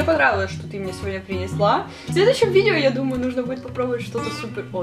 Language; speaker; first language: Russian; native; Russian